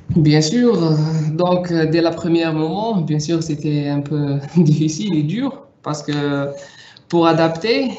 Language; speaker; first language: French; non-native, local second language; Arabic